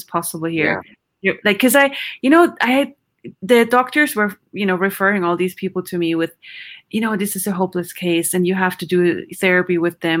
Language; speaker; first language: English; non-native, fluent; German